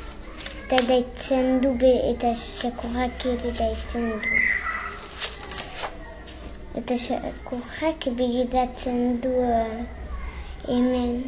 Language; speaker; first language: Basque; non-native, local second language; French